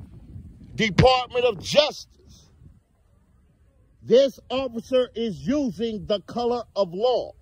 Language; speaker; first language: English; native; English